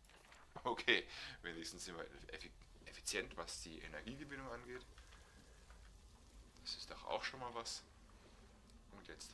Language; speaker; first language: German; native; German